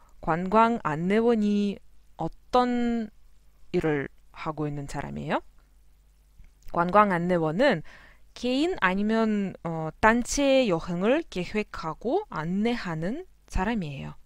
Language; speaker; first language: Korean; non-native, fluent; Russian